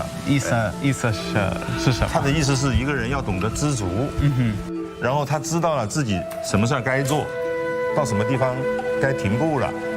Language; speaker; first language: Chinese; native; Chinese